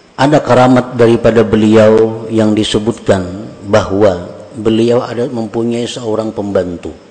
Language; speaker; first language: Indonesian; non-native, local second language; Banjar